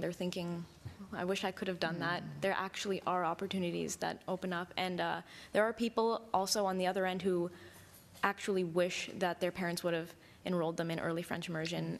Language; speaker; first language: English; native; English